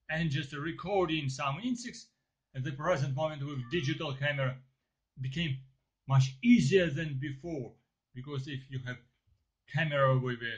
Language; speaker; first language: English; non-native, learner; Ukrainian